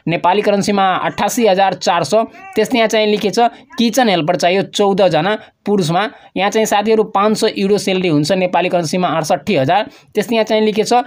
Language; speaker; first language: Nepali; non-native, local second language; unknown